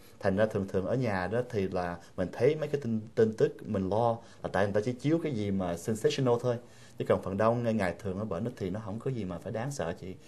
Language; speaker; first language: Vietnamese; early bilingual, heritage; Vietnamese